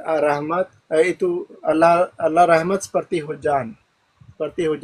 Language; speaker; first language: Indonesian; non-native, learner; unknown